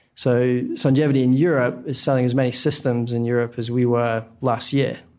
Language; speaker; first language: English; native; English